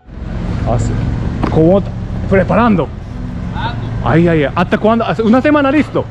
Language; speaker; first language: Spanish; non-native, learner; Japanese